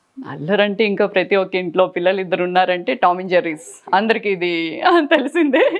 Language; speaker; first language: Telugu; native; Telugu